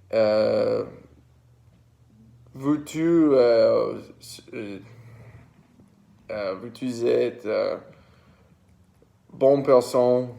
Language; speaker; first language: French; non-native, learner; English